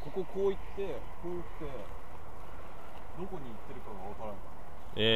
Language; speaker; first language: Japanese; native; Japanese